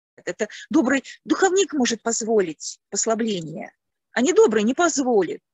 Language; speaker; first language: Russian; native; Russian